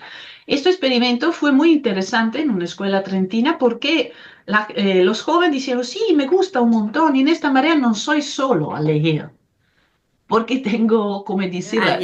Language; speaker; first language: Spanish; non-native, fluent; Italian